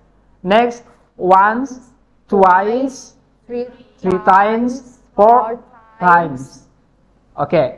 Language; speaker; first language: English; non-native, fluent; Indonesian